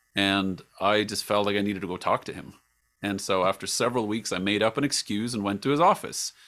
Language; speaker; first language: English; non-native, fluent; Swedish